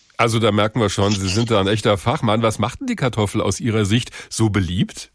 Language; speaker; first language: German; native; German